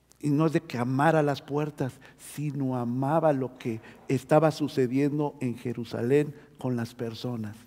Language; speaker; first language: Spanish; native; Spanish